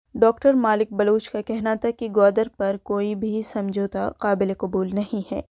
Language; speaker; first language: Urdu; non-native, local second language; Baluchi